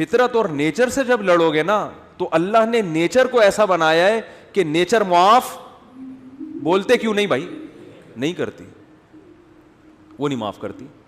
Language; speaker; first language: Urdu; native; Urdu